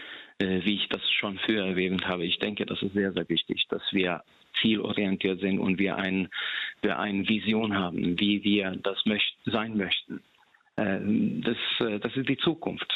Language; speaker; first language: German; non-native, fluent; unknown